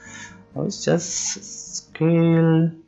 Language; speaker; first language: Russian; non-native, learner; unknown